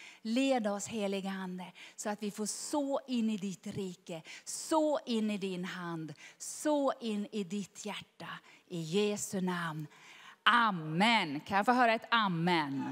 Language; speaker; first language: Swedish; native; Swedish